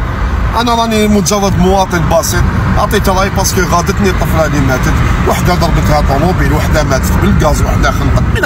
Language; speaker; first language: Arabic; native; Arabic